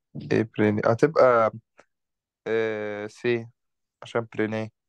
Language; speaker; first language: French; non-native, learner; Arabic